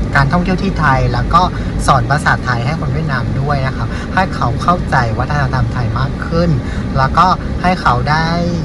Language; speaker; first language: Thai; non-native, fluent; Vietnamese